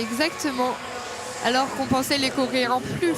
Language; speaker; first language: French; native; French